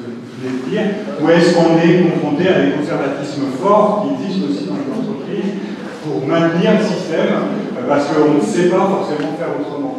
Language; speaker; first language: French; native; French